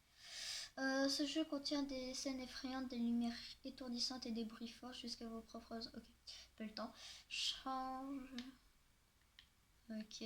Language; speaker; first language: French; native; French